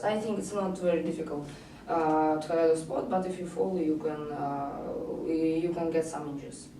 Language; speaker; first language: English; non-native, learner; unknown